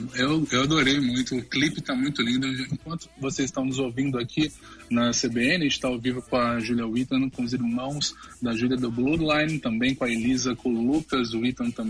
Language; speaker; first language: Portuguese; native; Portuguese